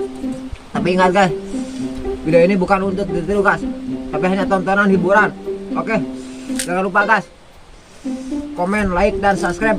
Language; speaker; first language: Indonesian; non-native, local second language; Sundanese